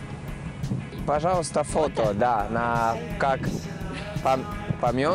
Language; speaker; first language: Russian; non-native, learner; Polish